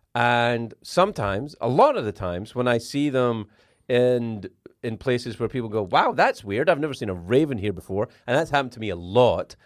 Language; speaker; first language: English; native; English